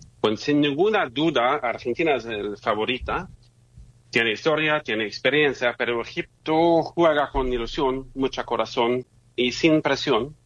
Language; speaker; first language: Spanish; non-native, fluent; German